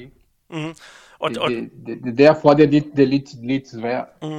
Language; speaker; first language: Danish; non-native, learner; Portuguese